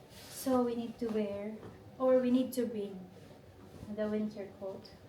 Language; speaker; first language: English; non-native, local second language; Filipino